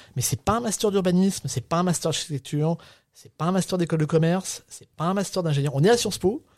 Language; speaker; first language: French; native; French